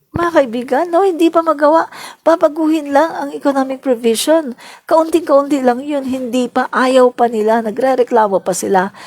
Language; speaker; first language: Filipino; non-native, local second language; Cebuano